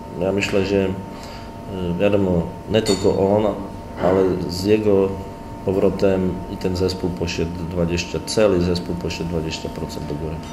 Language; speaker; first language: Polish; non-native, learner; Slovak